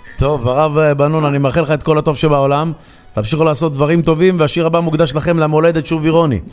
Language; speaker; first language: Hebrew; native; Hebrew